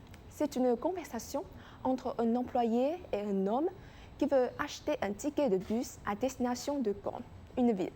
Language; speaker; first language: French; non-native, fluent; Chinese